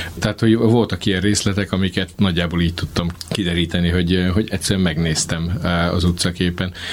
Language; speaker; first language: Hungarian; native; Hungarian